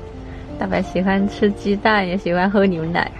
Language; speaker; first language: Chinese; native; Chinese